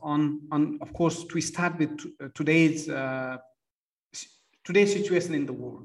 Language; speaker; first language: English; non-native, local second language; Nepali